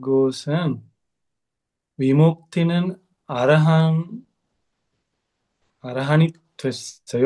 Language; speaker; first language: Korean; non-native, learner; Sinhala